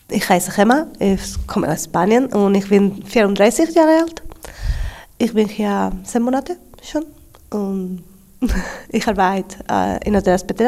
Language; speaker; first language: German; non-native, learner; Spanish